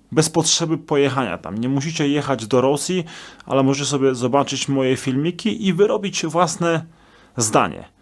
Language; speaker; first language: Polish; native; Polish